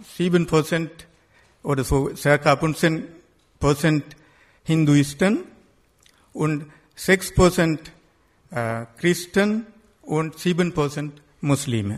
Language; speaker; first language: German; non-native, fluent; Sinhala